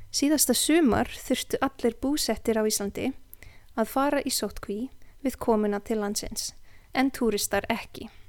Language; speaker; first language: Icelandic; non-native, fluent; Serbian